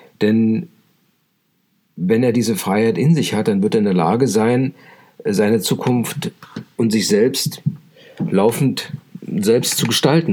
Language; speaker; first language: German; native; German